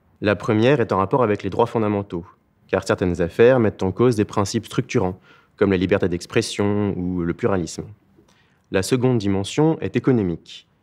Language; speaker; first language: French; native; French